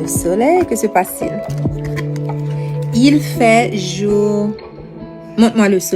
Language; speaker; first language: French; non-native, local second language; Haitian Creole